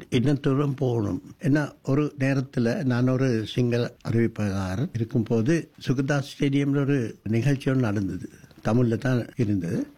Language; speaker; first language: Tamil; non-native, local second language; Sinhala